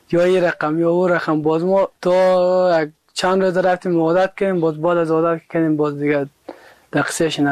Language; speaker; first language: Persian; native; Persian